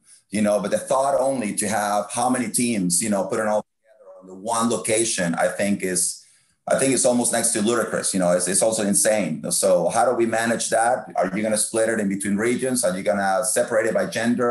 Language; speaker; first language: English; non-native, fluent; Spanish